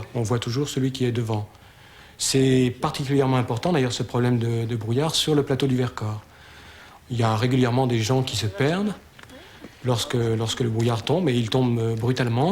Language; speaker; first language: French; native; French